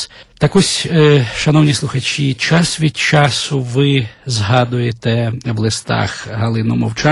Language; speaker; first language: Ukrainian; native; Ukrainian